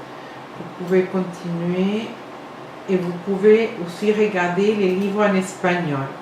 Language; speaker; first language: French; non-native, fluent; Spanish